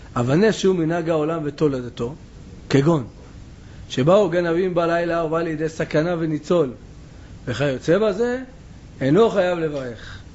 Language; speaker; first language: Hebrew; native; Hebrew